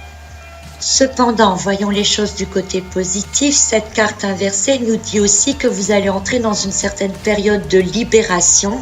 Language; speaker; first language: French; native; French